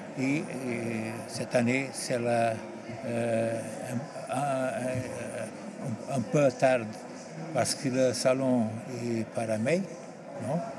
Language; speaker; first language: French; non-native, learner; Portuguese